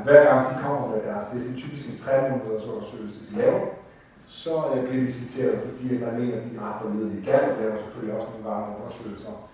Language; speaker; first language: Danish; native; Danish